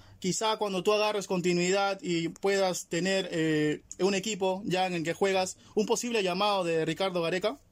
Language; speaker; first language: Spanish; native; Spanish